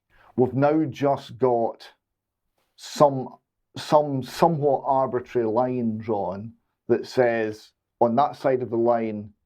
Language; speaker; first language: English; native; English